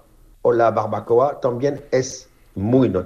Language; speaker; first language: Spanish; non-native, fluent; French